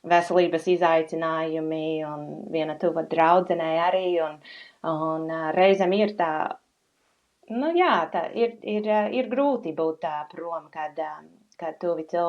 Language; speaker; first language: Latvian; non-native, fluent; English